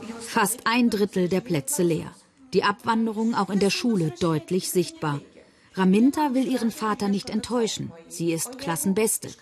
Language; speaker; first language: German; native; German